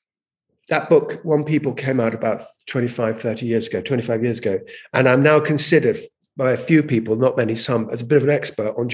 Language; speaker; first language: English; native; English